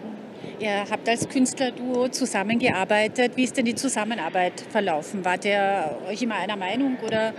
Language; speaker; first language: German; native; German